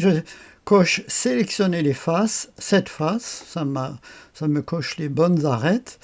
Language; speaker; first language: French; native; French